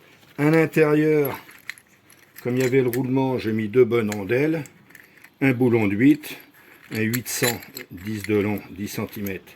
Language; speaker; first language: French; native; French